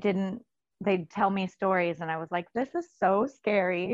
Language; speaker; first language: English; native; English